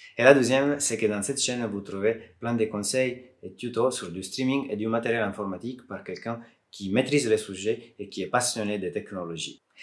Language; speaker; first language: French; non-native, fluent; Italian